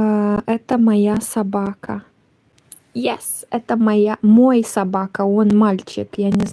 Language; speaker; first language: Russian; non-native, learner; Romanian